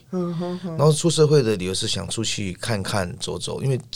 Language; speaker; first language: Chinese; non-native, local second language; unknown